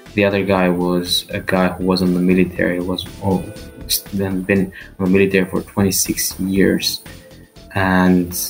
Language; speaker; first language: English; non-native, fluent; Albanian